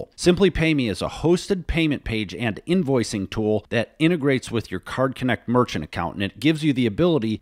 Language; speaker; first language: English; native; English